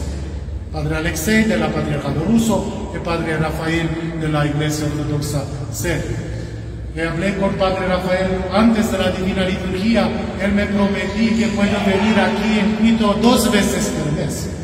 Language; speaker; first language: Spanish; non-native, learner; Romanian